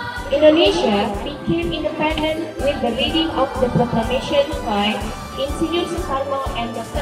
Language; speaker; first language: English; non-native, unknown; Indonesian